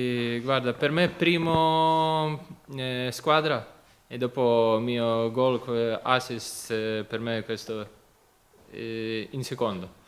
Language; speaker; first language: Italian; non-native, learner; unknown